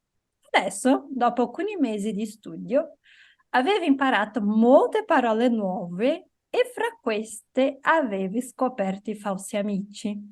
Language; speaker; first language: Italian; non-native, fluent; Portuguese